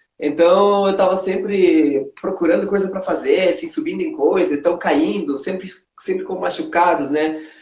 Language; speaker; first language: Portuguese; non-native, local second language; Kabuverdianu